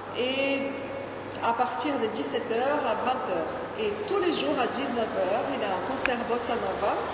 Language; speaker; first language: French; non-native, fluent; Portuguese